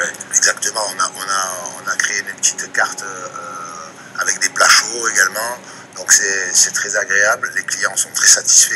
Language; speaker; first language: French; native; French